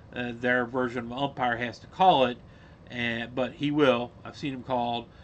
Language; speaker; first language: English; native; English